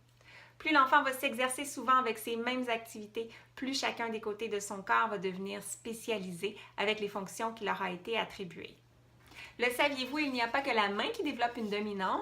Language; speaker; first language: French; native; French